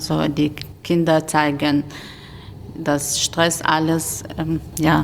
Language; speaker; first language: German; non-native, fluent; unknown